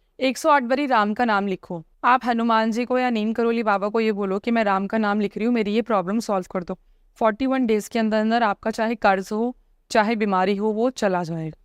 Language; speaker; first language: Hindi; native; Hindi